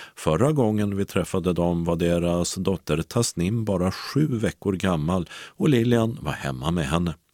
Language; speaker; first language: Swedish; native; Swedish